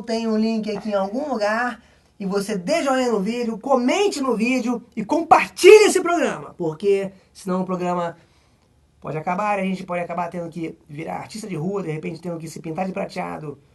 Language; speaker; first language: Portuguese; native; Portuguese